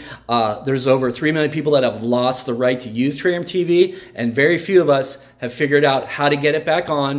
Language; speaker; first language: English; native; English